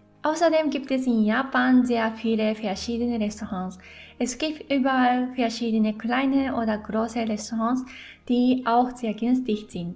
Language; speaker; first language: German; non-native, fluent; Japanese